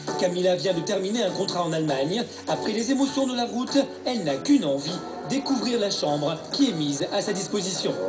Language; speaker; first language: French; native; French